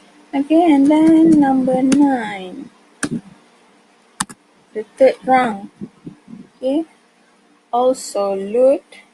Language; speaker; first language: English; non-native, local second language; Malay